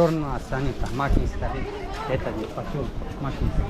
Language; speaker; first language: Russian; non-native, local second language; Tajik